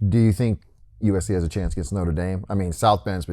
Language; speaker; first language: English; native; English